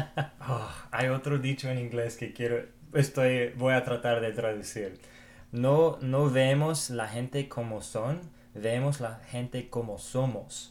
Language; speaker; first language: Spanish; non-native, fluent; English